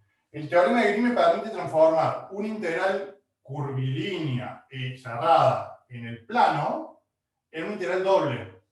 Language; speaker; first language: Spanish; native; Spanish